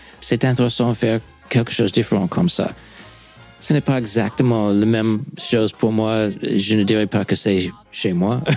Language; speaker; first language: French; non-native, fluent; English